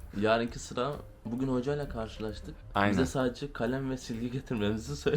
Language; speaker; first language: Turkish; native; Turkish